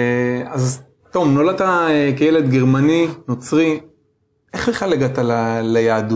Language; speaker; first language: Hebrew; native; Hebrew